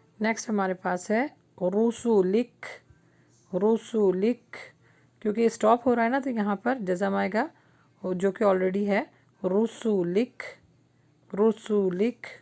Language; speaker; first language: Urdu; native; Urdu